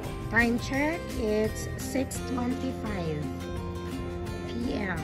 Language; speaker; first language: English; non-native, local second language; Filipino